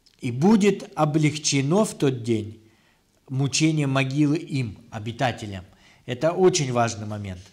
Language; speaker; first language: Russian; non-native, local second language; Kyrgyz